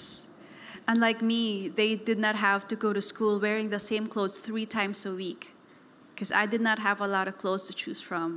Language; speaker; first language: English; non-native, local second language; Cebuano